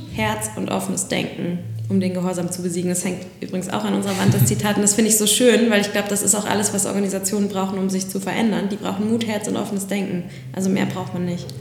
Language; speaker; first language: German; native; German